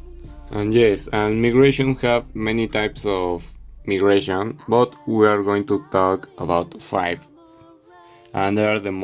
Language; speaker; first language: English; non-native, learner; Spanish